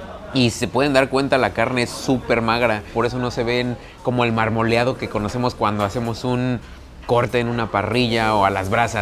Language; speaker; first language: Spanish; native; Spanish